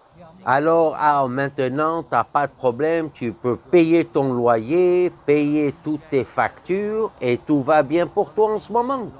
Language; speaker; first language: French; non-native, fluent; English